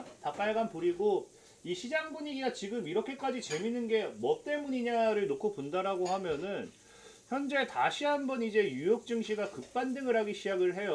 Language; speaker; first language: Korean; native; Korean